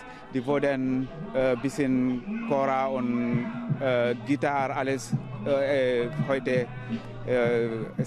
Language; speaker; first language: German; non-native, learner; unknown